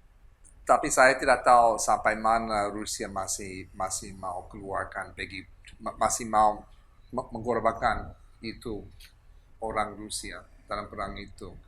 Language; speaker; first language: Indonesian; non-native, fluent; English